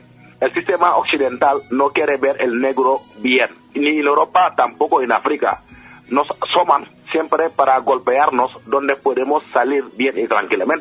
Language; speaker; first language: Spanish; non-native, fluent; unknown